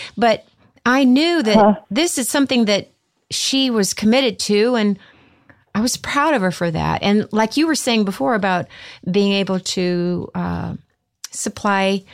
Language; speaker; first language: English; native; English